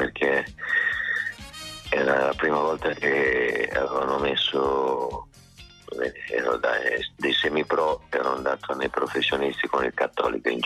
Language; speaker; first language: Italian; native; Italian